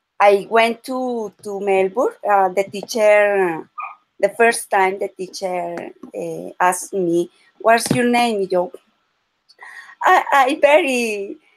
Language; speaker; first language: English; non-native, learner; Spanish